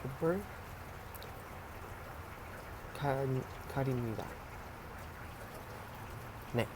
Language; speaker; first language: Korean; non-native, learner; English